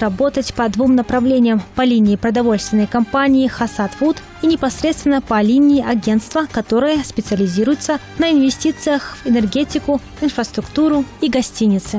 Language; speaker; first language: Russian; native; Russian